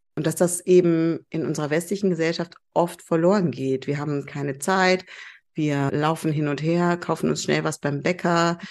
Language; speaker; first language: German; native; German